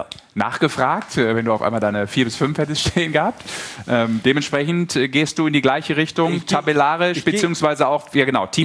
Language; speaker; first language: German; native; German